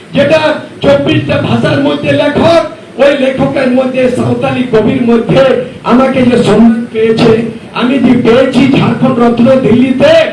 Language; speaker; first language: Bangla; non-native, local second language; Santali